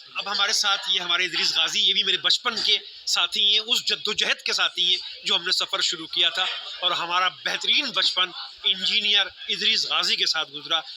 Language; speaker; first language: Urdu; native; Urdu